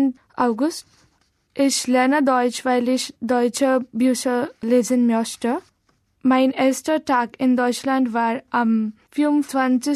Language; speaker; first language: German; non-native, learner; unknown